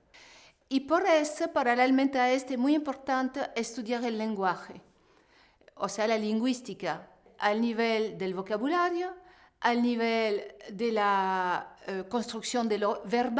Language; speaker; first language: Spanish; non-native, fluent; French